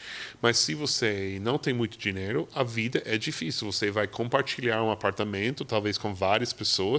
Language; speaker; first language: Portuguese; non-native, fluent; English